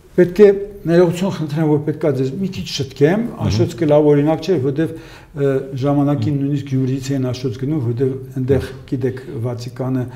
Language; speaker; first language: Armenian; native; Armenian